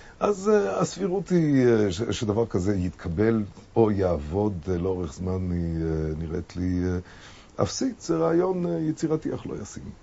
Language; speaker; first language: Hebrew; non-native, fluent; German